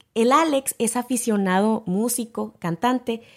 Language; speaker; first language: Spanish; native; Spanish